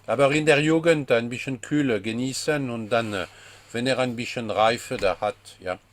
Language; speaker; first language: German; non-native, fluent; French